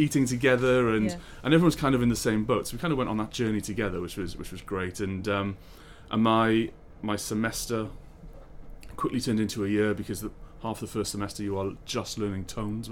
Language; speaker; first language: English; native; English